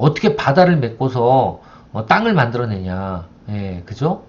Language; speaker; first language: Korean; native; Korean